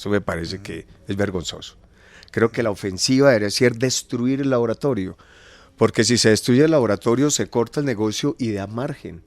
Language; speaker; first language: Spanish; native; Spanish